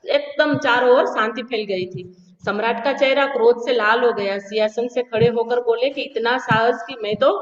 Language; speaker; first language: Hindi; non-native, local second language; Gujarati